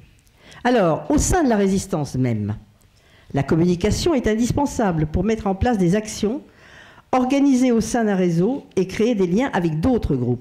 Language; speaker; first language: French; native; French